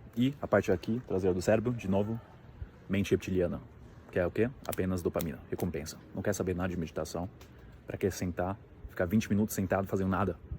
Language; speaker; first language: Portuguese; native; Portuguese